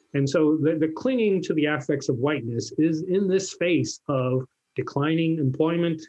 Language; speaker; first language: English; native; English